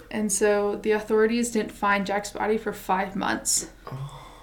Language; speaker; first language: English; native; English